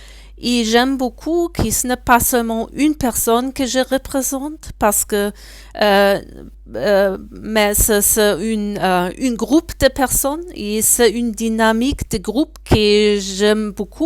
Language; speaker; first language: French; non-native, learner; German